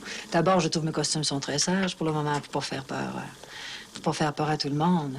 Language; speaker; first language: French; native; French